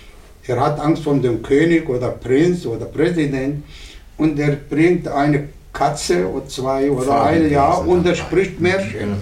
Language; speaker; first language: German; non-native, learner; Arabic